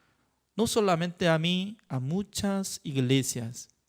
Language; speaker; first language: Spanish; non-native, fluent; Korean